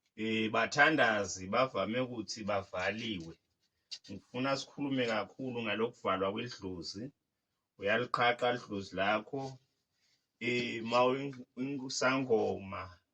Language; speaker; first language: Zulu; non-native, local second language; Xhosa